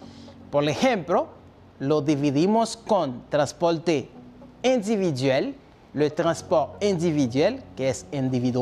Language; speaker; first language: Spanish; non-native, fluent; French